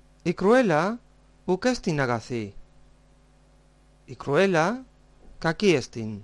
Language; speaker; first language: Greek; non-native, fluent; Spanish